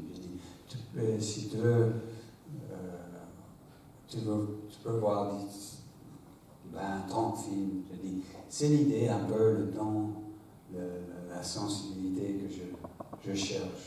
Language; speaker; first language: French; non-native, fluent; English